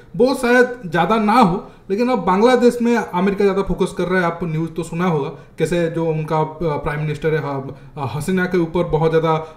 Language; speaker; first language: Hindi; native; Hindi